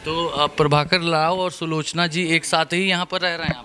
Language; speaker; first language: Hindi; native; Hindi